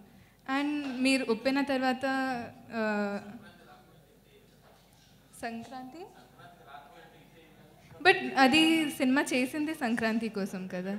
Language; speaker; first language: Telugu; non-native, fluent; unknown